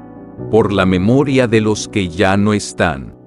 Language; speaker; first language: Spanish; native; Spanish